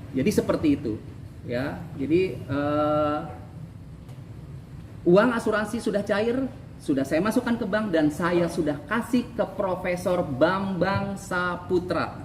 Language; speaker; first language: Indonesian; native; Indonesian